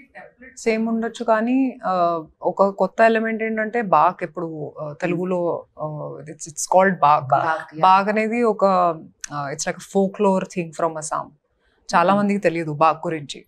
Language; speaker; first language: Telugu; non-native, fluent; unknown